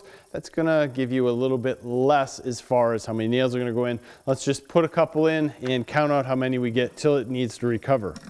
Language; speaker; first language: English; native; English